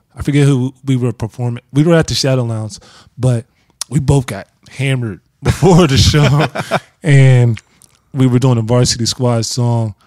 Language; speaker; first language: English; native; English